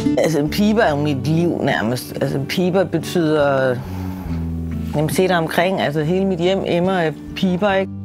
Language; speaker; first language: Danish; native; Danish